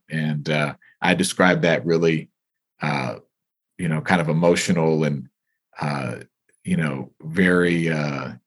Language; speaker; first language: English; native; English